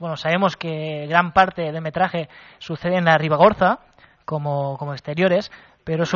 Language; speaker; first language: Spanish; non-native, local second language; Catalan